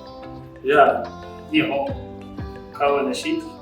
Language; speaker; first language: Japanese; non-native, learner; Arabic